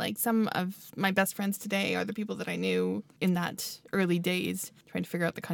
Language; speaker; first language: English; native; English